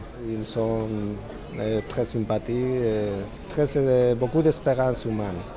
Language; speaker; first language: French; non-native, learner; Spanish